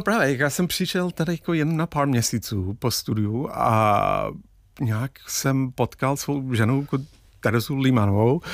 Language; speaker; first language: Czech; non-native, fluent; English